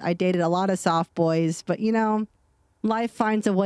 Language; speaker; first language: English; native; English